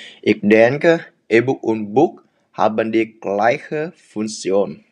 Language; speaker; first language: German; non-native, learner; Vietnamese